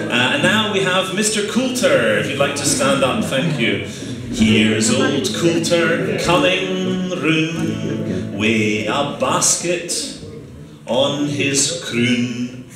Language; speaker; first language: English; native; English